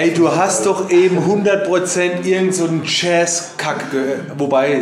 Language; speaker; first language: German; native; German